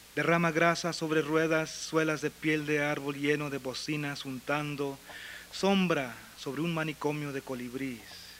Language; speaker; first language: Spanish; early bilingual, heritage; Spanish